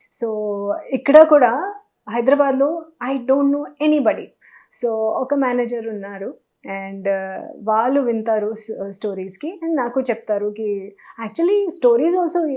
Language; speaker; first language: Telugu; non-native, learner; Hindi